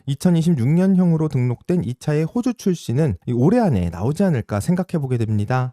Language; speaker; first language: Korean; native; Korean